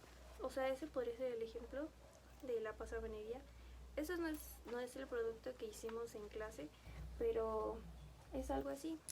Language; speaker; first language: Spanish; native; Spanish